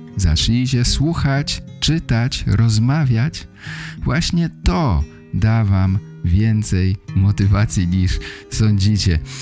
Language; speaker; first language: Polish; native; Polish